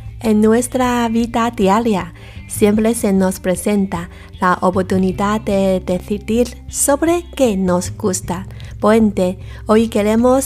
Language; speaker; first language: Spanish; non-native, fluent; Chinese